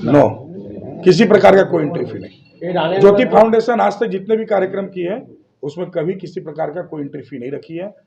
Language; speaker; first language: Hindi; non-native, local second language; Bangla